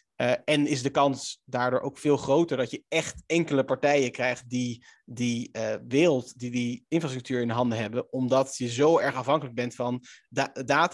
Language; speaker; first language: Dutch; native; Dutch